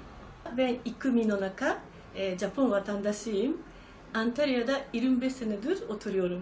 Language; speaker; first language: Turkish; non-native, fluent; Japanese